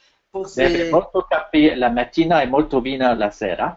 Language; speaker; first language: Italian; non-native, fluent; French